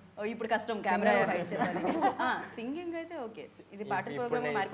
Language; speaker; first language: Telugu; native; Telugu